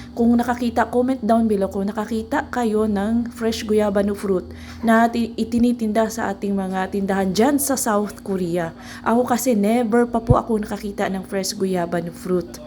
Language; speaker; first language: Filipino; non-native, local second language; Cebuano